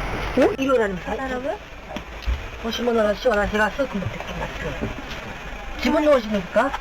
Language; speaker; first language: Japanese; non-native, learner; Korean